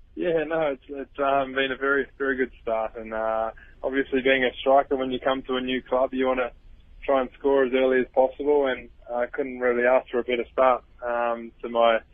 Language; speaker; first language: English; native; English